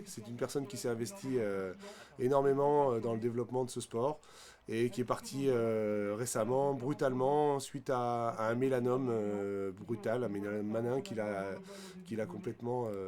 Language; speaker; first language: French; native; French